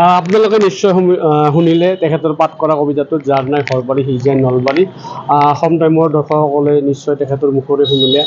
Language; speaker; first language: Assamese; native; Assamese